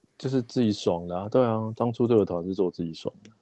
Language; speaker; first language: Chinese; non-native, local second language; Min Nan Chinese